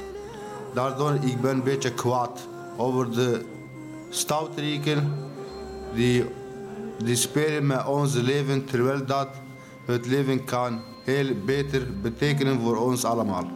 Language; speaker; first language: Dutch; non-native, learner; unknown